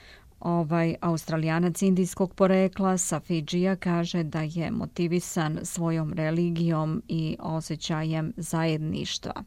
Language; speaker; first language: Serbian; native; Serbian